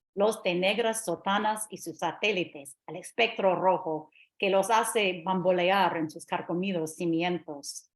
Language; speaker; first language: Spanish; non-native, fluent; English